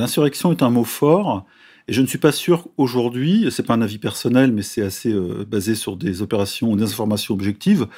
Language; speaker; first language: French; native; French